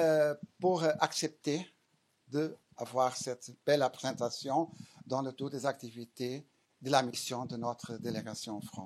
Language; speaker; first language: French; non-native, fluent; Portuguese